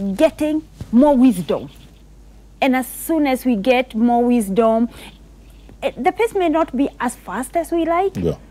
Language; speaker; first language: English; non-native, local second language; Kikuyu